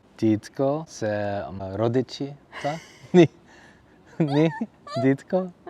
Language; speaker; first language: Ukrainian; non-native, learner; English